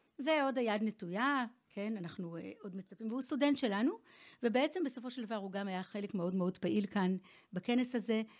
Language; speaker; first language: Hebrew; native; Hebrew